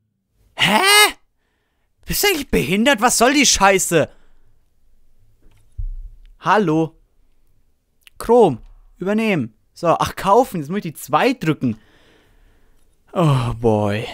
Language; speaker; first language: German; native; German